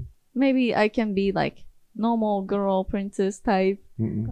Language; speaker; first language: English; non-native, fluent; Japanese